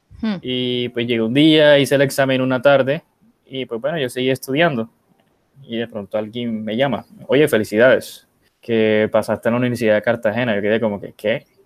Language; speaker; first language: Spanish; native; Spanish